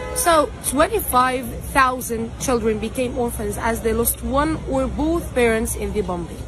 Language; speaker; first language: English; non-native, fluent; Arabic